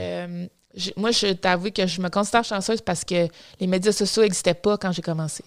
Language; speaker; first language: French; native; French